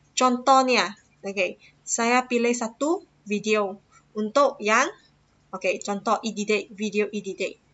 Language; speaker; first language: Malay; non-native, local second language; Chinese